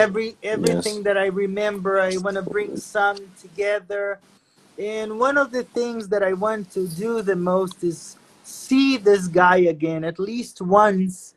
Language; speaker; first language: English; non-native, fluent; Portuguese